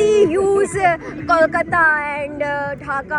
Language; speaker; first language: English; non-native, learner; Urdu